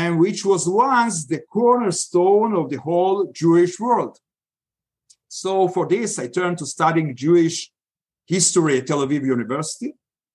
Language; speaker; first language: English; non-native, fluent; Yiddish